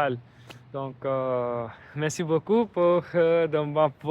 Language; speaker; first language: French; non-native, learner; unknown